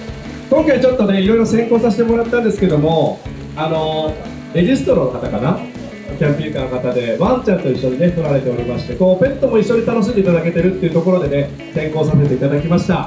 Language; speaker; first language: Japanese; native; Japanese